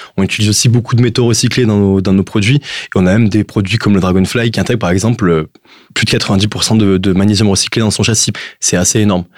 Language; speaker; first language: French; native; French